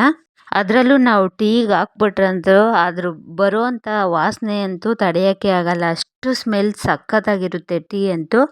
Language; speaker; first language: Kannada; native; Kannada